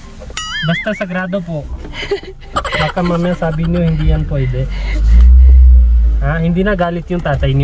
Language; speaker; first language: Filipino; non-native, learner; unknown